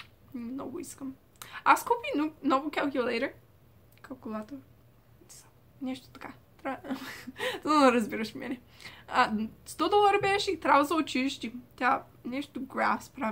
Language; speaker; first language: Bulgarian; early bilingual, heritage; Bulgarian